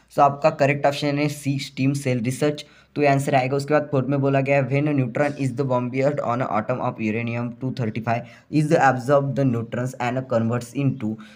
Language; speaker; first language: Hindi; non-native, local second language; Marathi